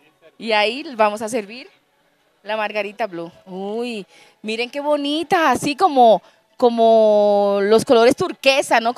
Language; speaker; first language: Spanish; native; Spanish